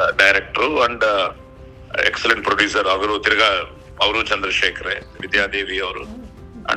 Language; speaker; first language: Kannada; non-native, local second language; Telugu